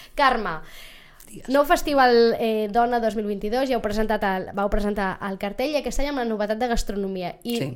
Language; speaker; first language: Catalan; native; Catalan